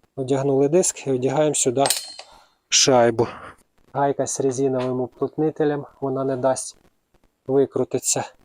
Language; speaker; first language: Ukrainian; native; Ukrainian